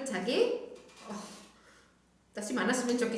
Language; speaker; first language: Korean; non-native, fluent; Indonesian